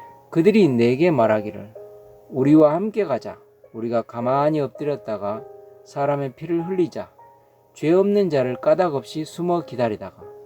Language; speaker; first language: Korean; native; Korean